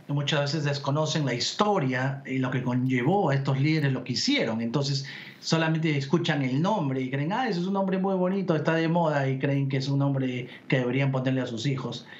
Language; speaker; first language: Spanish; native; Spanish